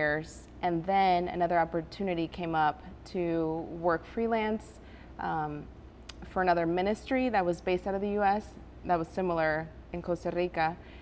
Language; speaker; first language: English; early bilingual, other home language; Spanish